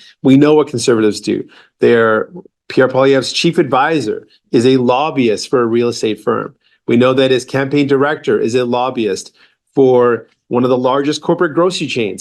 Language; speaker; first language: English; native; English